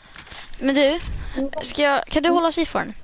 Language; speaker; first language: Swedish; native; Swedish